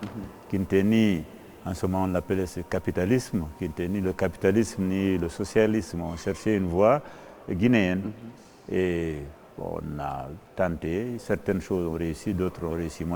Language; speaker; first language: French; non-native, local second language; Fula